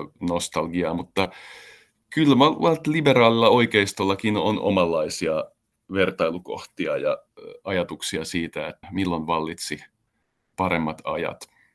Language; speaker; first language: Finnish; native; Finnish